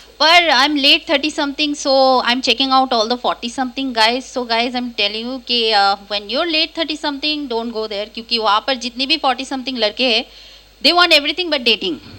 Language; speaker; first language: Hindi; non-native, local second language; Bangla